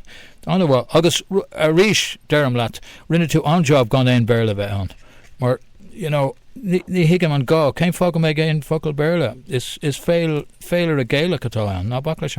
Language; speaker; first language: Irish; non-native, local second language; English